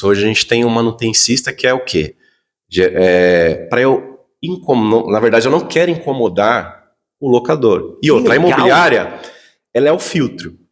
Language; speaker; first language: Portuguese; native; Portuguese